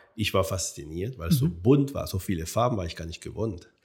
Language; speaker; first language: German; non-native, fluent; Spanish